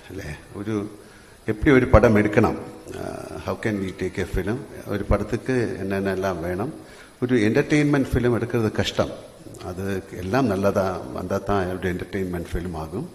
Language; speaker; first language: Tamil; non-native, learner; Malayalam